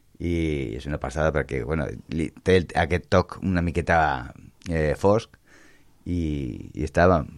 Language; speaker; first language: Catalan; native; Catalan